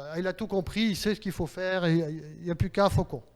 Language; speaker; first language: French; native; French